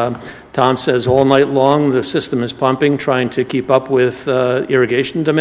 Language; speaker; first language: English; native; English